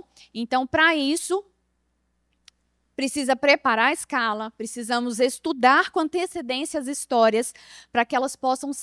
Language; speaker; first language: Portuguese; native; Portuguese